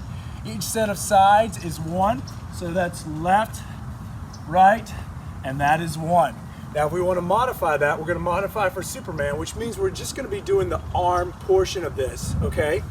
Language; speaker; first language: English; native; English